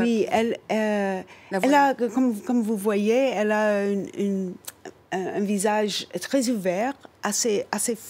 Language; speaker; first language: French; non-native, fluent; English